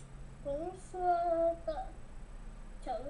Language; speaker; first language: Chinese; non-native, learner; Vietnamese